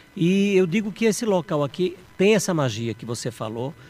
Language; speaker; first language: Portuguese; native; Portuguese